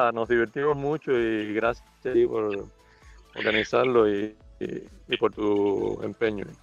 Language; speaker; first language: Spanish; native; Spanish